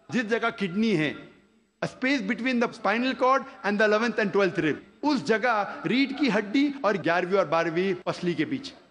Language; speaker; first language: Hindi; non-native, local second language; Konkani